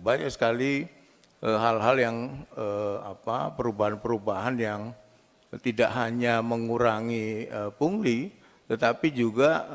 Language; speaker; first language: Indonesian; native; Indonesian